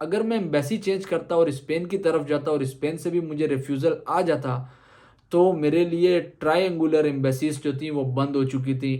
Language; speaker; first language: Urdu; native; Urdu